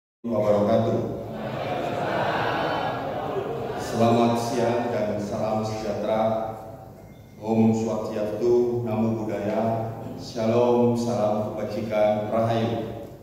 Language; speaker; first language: Indonesian; native; Indonesian